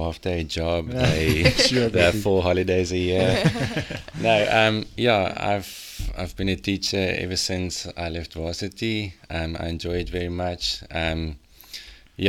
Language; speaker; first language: English; non-native, local second language; Afrikaans